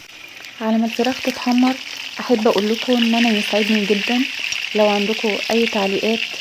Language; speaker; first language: Arabic; native; Arabic